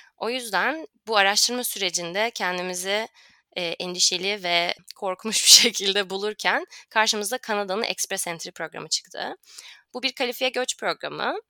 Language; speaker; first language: Turkish; native; Turkish